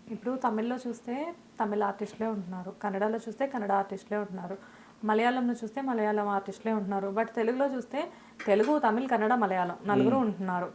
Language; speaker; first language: Telugu; native; Telugu